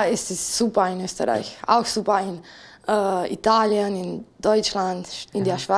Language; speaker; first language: German; non-native, fluent; Slovenian